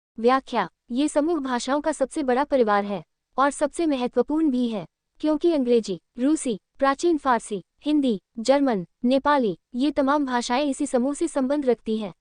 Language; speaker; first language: Hindi; native; Hindi